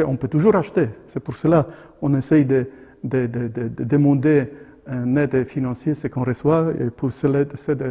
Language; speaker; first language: French; non-native, fluent; Polish